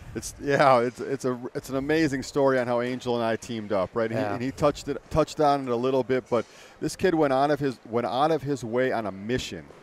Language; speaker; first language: English; native; English